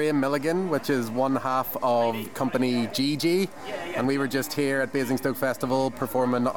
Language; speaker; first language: English; native; English